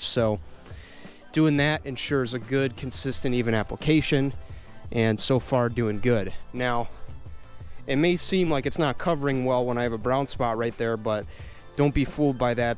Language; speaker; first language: English; native; English